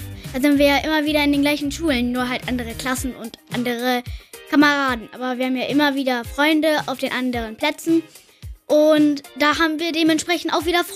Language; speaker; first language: German; native; German